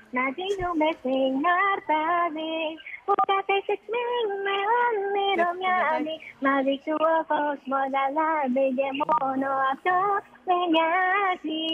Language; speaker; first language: Greek; non-native, fluent; Chinese